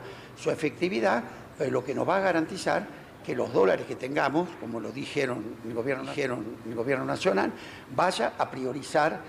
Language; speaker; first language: Spanish; native; Spanish